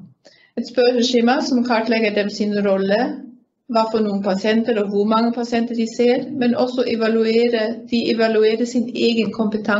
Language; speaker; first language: Norwegian; non-native, fluent; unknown